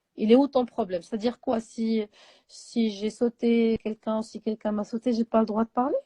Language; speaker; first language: French; non-native, local second language; Arabic